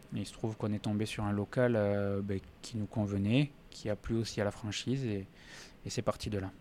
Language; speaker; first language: French; native; French